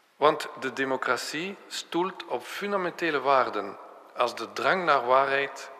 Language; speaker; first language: Dutch; non-native, local second language; French